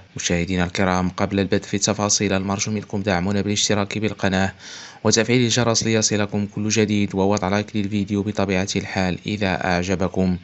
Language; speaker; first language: Arabic; native; Arabic